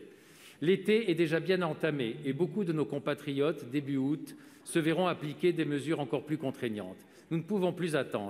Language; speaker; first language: French; native; French